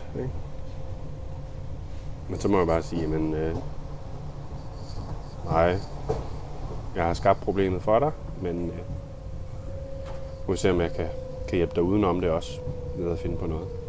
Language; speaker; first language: Danish; native; Danish